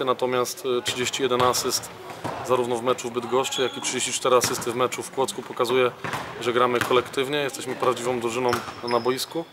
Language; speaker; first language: Polish; native; Polish